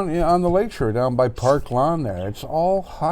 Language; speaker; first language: English; native; English